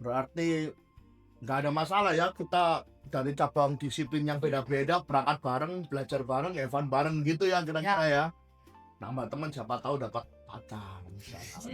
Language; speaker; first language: Indonesian; native; Indonesian